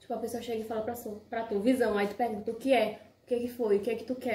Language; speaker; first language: Portuguese; native; Portuguese